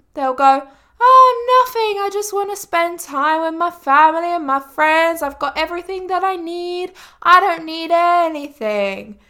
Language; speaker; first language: English; native; English